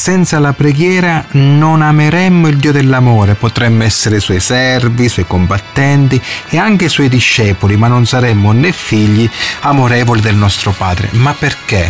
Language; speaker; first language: Italian; native; Italian